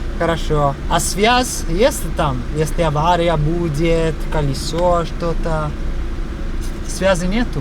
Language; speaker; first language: Russian; non-native, learner; Italian